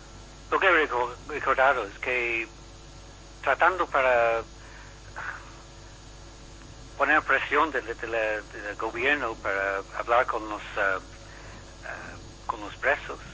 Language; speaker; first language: Spanish; non-native, learner; English